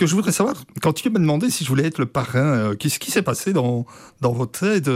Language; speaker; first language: French; native; French